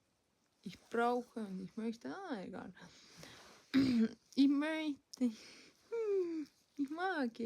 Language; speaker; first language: German; non-native, learner; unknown